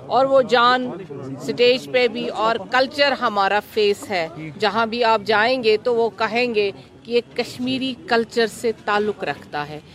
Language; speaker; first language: Urdu; non-native, local second language; Kashmiri